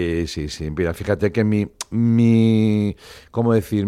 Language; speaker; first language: Spanish; non-native, local second language; Catalan